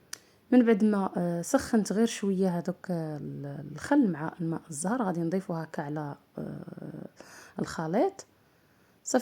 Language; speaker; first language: Arabic; native; Arabic